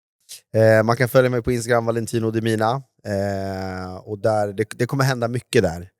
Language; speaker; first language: Swedish; native; Swedish